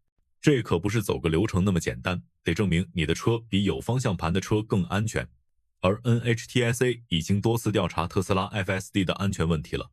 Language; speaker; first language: Chinese; native; Chinese